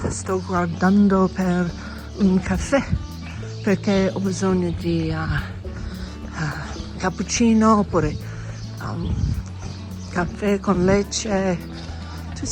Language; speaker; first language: Italian; non-native, learner; English